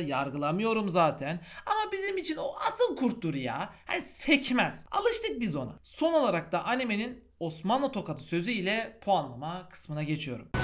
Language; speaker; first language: Turkish; native; Turkish